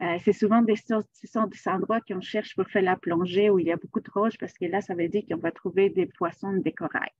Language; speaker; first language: French; non-native, fluent; Spanish